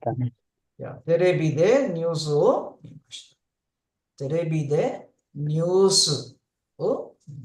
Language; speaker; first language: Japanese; non-native, fluent; Tamil